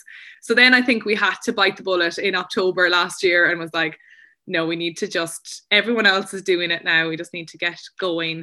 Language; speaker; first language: English; native; English